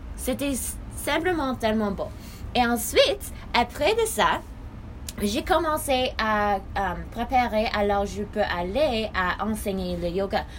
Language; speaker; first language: French; non-native, learner; English